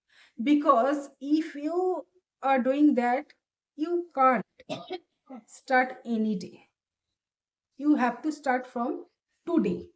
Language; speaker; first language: English; non-native, learner; Bangla